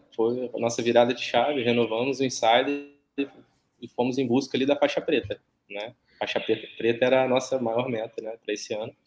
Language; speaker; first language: Portuguese; native; Portuguese